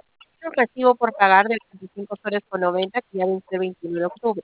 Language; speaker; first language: Spanish; native; Spanish